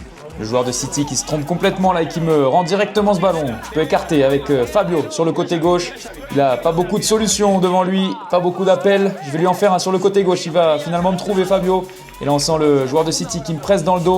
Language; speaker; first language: French; native; French